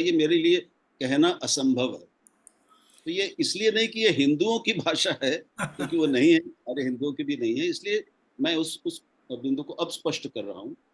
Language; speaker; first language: Hindi; non-native, local second language; Punjabi